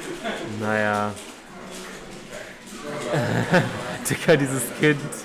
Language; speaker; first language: German; native; German